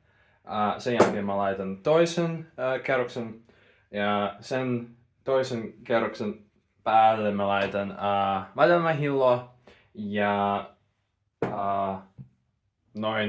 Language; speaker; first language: Finnish; non-native, fluent; Russian